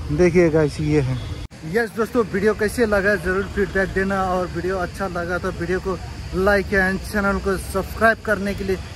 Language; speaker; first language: Hindi; native; Hindi